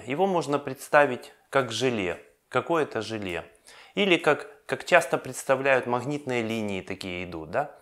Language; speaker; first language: Russian; native; Russian